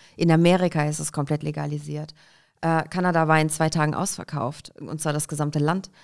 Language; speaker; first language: German; early bilingual, other home language; Russian